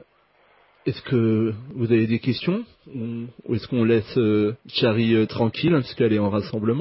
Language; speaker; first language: French; native; French